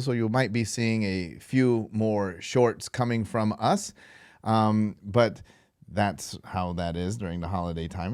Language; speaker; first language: English; native; English